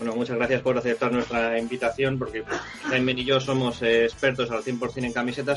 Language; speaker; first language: Spanish; native; Spanish